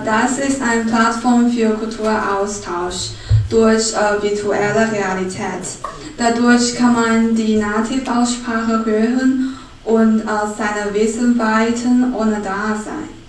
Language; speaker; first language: German; non-native, learner; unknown